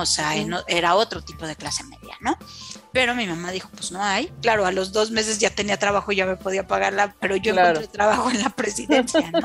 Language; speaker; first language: Spanish; native; Spanish